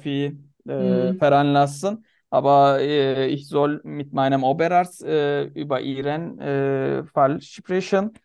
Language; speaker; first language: German; non-native, learner; Turkish